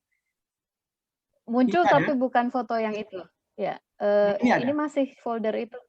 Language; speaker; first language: Indonesian; native; Indonesian